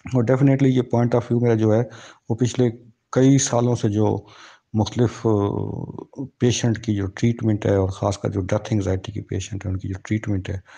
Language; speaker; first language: Urdu; native; Urdu